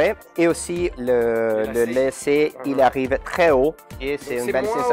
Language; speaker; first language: French; non-native, learner; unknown